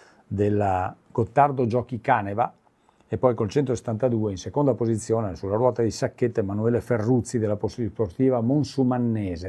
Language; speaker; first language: Italian; native; Italian